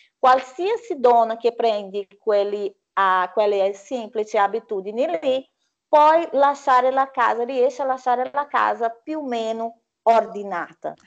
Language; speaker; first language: Italian; non-native, fluent; Portuguese